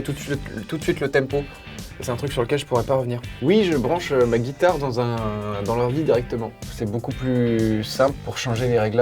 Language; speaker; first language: French; native; French